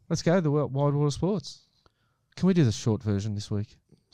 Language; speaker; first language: English; native; English